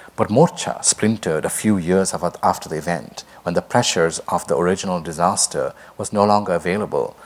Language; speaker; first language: English; non-native, local second language; Bangla